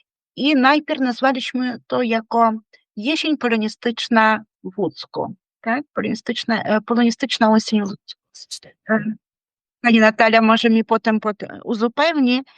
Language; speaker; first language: Polish; non-native, fluent; Ukrainian